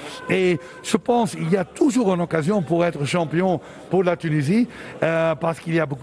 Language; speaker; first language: French; non-native, local second language; Dutch